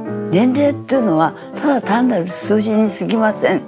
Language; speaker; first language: Japanese; native; Japanese